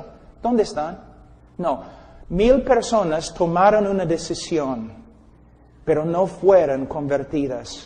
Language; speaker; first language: Spanish; non-native, fluent; English